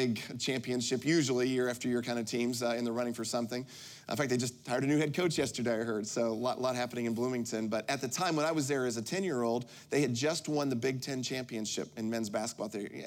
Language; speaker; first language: English; native; English